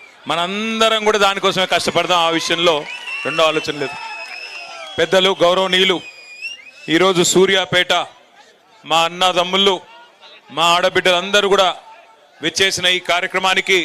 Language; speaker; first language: Telugu; native; Telugu